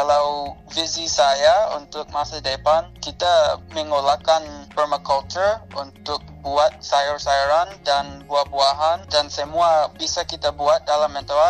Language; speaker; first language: Indonesian; non-native, fluent; English